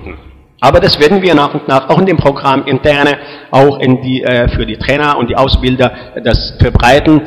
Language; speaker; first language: German; non-native, fluent; Arabic